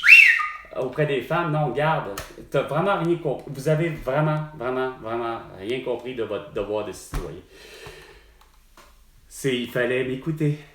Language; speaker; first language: French; native; French